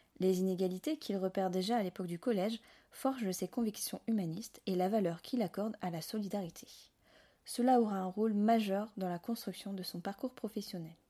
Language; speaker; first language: French; native; French